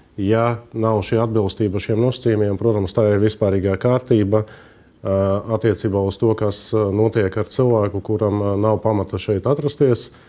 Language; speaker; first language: Latvian; native; Latvian